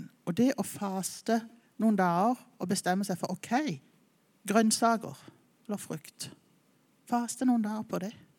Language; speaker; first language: Norwegian; native; Norwegian